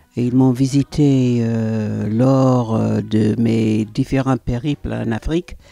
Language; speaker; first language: French; non-native, fluent; English